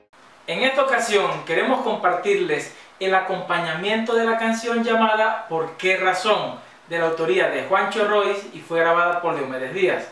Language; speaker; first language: Spanish; native; Spanish